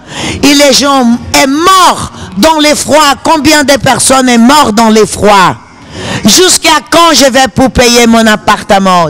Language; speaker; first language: French; non-native, fluent; Portuguese